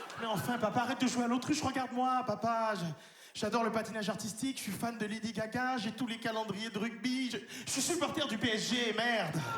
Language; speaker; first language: French; native; French